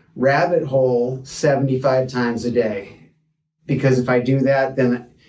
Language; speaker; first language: English; native; English